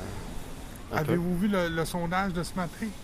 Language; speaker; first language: French; native; French